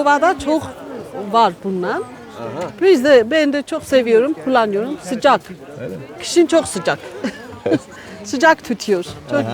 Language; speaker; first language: Turkish; non-native, learner; Armenian